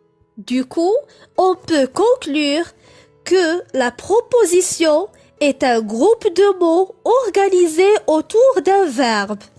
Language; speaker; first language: French; non-native, local second language; Arabic